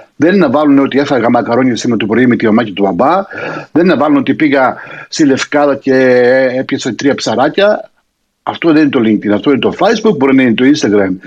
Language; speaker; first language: Greek; early bilingual, heritage; Greek